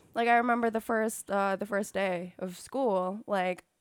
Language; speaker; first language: English; early bilingual, other home language; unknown